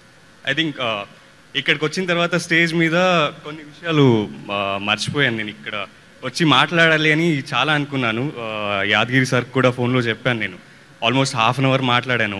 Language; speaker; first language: Telugu; non-native, local second language; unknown